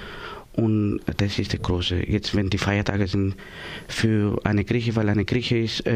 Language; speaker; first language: German; non-native, learner; Greek